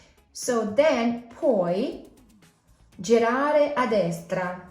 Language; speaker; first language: Italian; non-native, fluent; English